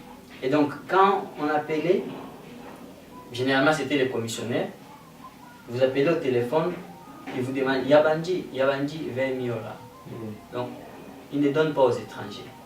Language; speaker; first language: French; non-native, local second language; Lingala